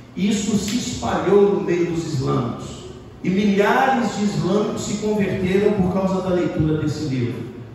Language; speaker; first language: Portuguese; native; Portuguese